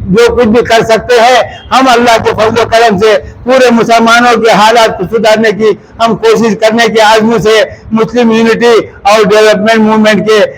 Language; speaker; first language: Urdu; native; Urdu